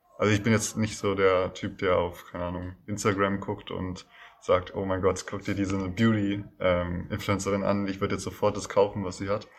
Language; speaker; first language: German; native; German